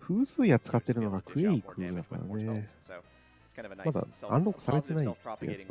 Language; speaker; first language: Japanese; native; Japanese